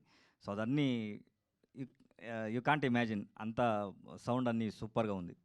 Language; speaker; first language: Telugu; non-native, learner; Kannada